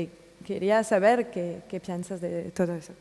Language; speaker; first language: Spanish; non-native, learner; French